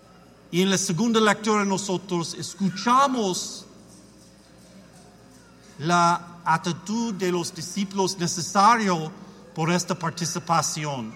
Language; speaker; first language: Spanish; non-native, learner; English